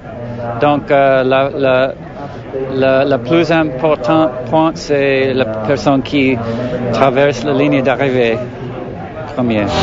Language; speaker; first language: French; non-native, learner; English